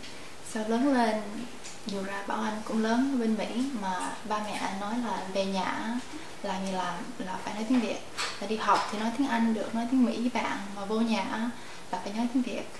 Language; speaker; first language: Vietnamese; early bilingual, heritage; Vietnamese